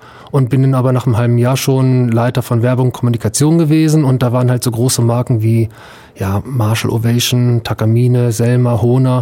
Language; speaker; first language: German; native; German